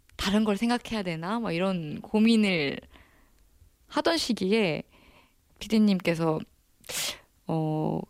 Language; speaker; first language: Korean; native; Korean